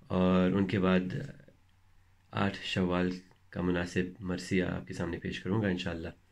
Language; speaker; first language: Hindi; early bilingual, heritage; Hindi